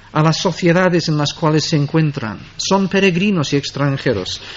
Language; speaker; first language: Spanish; non-native, fluent; English